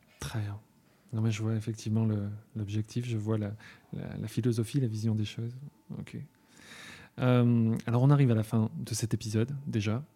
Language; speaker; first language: French; native; French